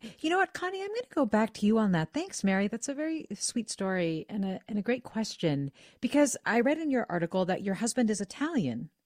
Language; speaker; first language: English; native; English